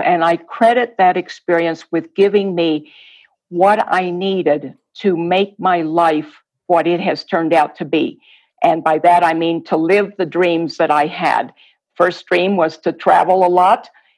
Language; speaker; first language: English; non-native, fluent; Spanish